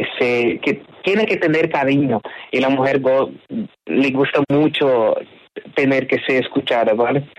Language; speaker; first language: Spanish; non-native, learner; Portuguese